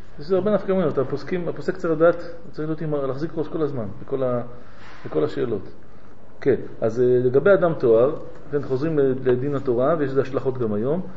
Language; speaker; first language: Hebrew; non-native, fluent; French